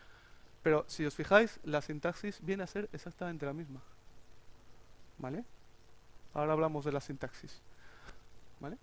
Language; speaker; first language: Spanish; native; Spanish